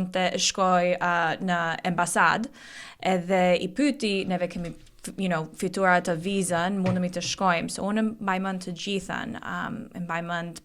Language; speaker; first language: Albanian; early bilingual, heritage; Albanian